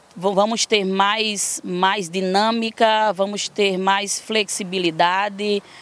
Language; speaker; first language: Portuguese; native; Portuguese